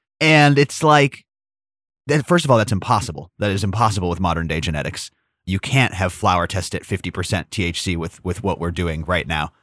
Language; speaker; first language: English; native; English